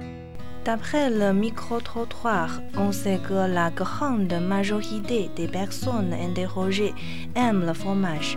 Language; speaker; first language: French; non-native, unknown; Chinese